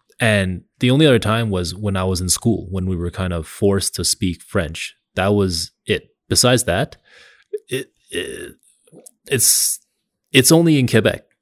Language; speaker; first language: English; early bilingual, other home language; Cantonese